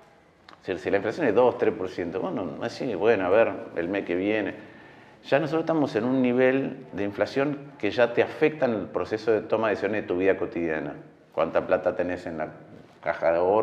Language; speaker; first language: Spanish; native; Spanish